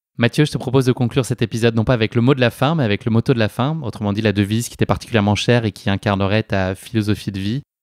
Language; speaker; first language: French; native; French